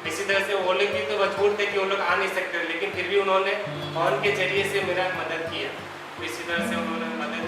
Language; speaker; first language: Hindi; native; Hindi